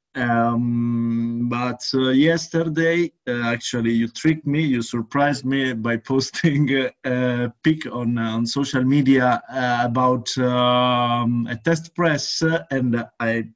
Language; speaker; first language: English; non-native, fluent; Italian